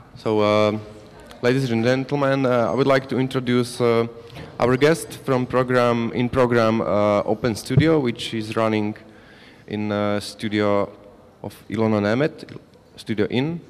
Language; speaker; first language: English; non-native, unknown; Slovak